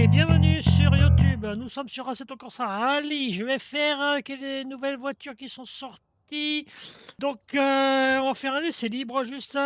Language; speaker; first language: French; native; French